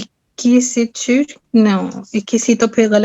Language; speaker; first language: Turkish; non-native, learner; Urdu